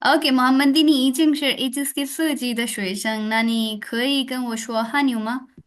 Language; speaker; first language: Chinese; non-native, fluent; Urdu